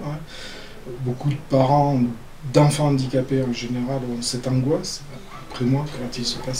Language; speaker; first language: French; native; French